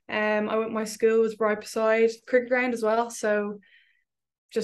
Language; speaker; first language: English; native; English